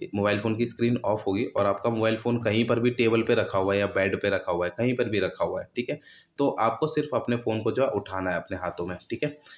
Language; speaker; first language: Hindi; native; Hindi